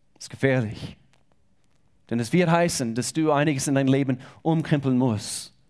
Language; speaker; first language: German; non-native, fluent; English